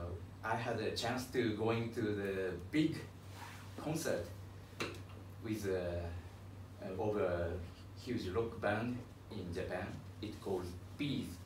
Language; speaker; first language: English; non-native, learner; Japanese